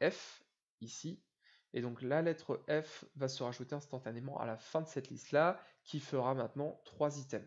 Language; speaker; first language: French; native; French